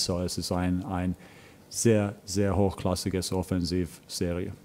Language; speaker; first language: German; non-native, fluent; Finnish